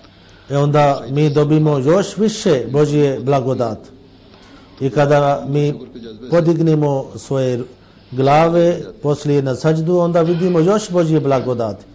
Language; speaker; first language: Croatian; non-native, fluent; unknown